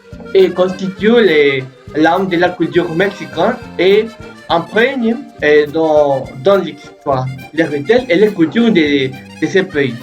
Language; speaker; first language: French; non-native, learner; Spanish